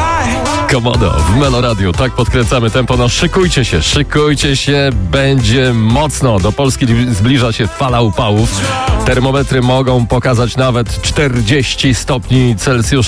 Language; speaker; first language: Polish; native; Polish